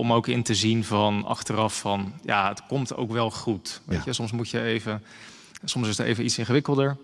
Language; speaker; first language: Dutch; native; Dutch